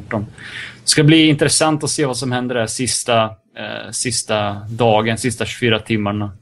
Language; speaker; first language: Swedish; early bilingual, other home language; Serbian